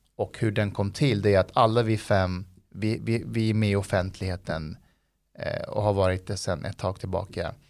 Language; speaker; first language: Swedish; early bilingual, other home language; Persian